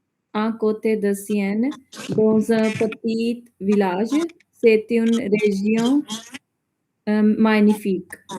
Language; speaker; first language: French; non-native, learner; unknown